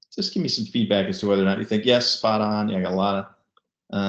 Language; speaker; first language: English; native; English